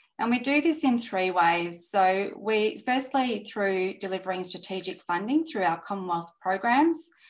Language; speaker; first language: English; native; English